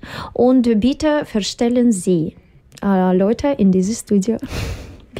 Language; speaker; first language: German; non-native, learner; Russian